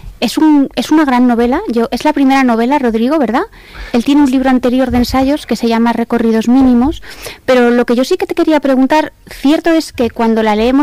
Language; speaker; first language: Spanish; native; Spanish